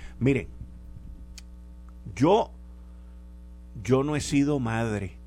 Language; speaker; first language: Spanish; native; Spanish